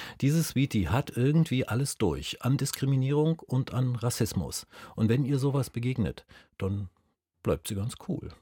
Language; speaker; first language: German; native; German